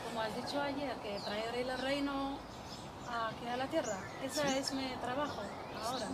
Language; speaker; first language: Spanish; non-native, fluent; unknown